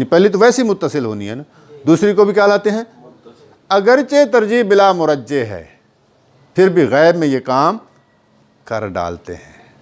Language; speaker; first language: Urdu; non-native, local second language; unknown